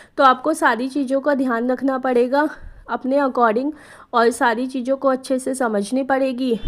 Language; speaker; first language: Hindi; native; Hindi